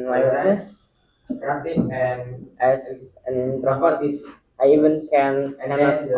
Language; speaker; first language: English; non-native, learner; Indonesian